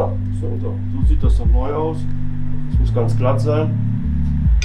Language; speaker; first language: German; native; German